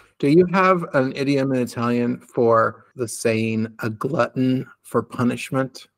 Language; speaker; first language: English; native; English